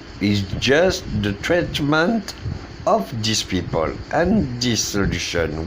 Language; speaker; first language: English; non-native, learner; French